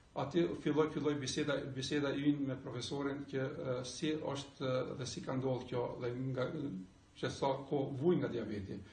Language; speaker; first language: Albanian; native; Albanian